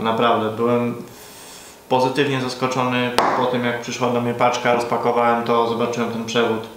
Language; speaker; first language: Polish; native; Polish